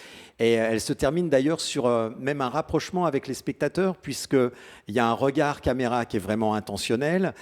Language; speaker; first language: French; native; French